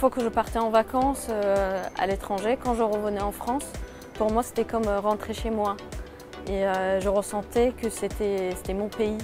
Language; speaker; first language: French; non-native, fluent; Persian